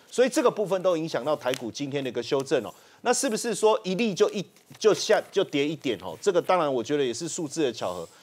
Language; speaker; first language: Chinese; native; Chinese